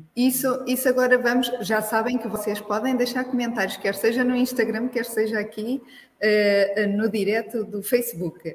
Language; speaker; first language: Portuguese; native; Portuguese